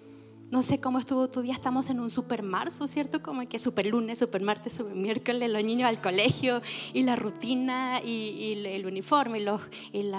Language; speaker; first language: Spanish; native; Spanish